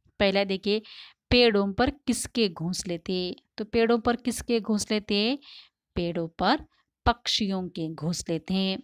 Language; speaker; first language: Hindi; non-native, local second language; Tamil